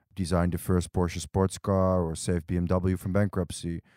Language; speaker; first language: English; non-native, fluent; Dutch